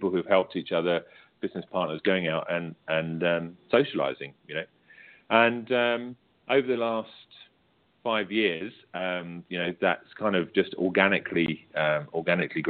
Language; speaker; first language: English; native; English